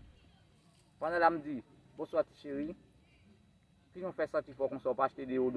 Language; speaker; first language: French; non-native, learner; Haitian Creole